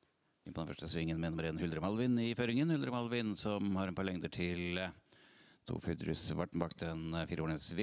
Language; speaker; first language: Norwegian; native; Norwegian